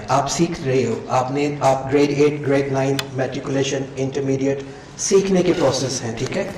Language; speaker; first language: Urdu; non-native, local second language; Punjabi